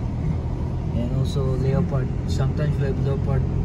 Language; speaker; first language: English; non-native, local second language; Malay